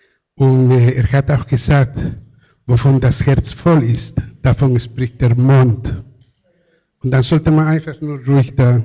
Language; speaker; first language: German; non-native, fluent; Spanish